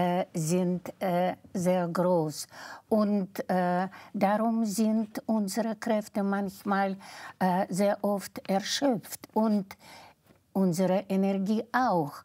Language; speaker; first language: German; non-native, fluent; Russian